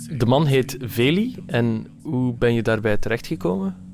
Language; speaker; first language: Dutch; native; Dutch